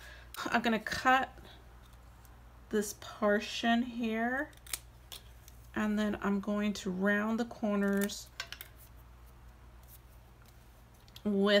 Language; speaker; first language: English; native; English